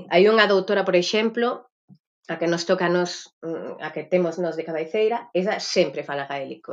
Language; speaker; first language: Galician; native; Galician